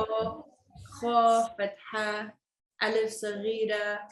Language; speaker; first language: Arabic; non-native, learner; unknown